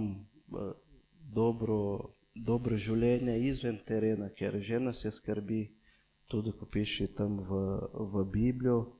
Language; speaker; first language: Slovenian; non-native, fluent; Portuguese